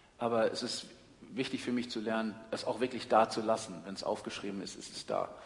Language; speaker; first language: German; native; German